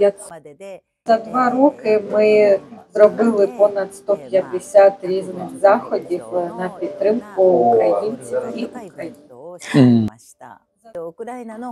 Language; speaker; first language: Ukrainian; non-native, fluent; Japanese